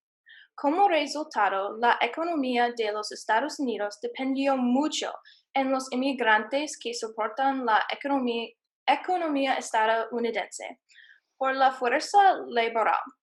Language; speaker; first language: Spanish; non-native, learner; English